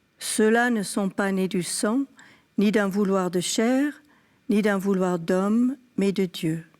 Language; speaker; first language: French; early bilingual, other home language; English